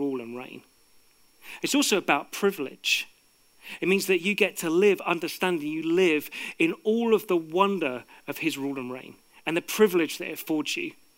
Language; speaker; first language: English; native; English